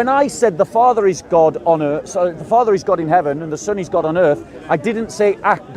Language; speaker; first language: English; native; English